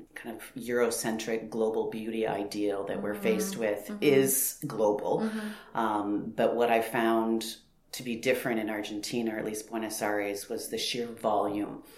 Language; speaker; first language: English; native; English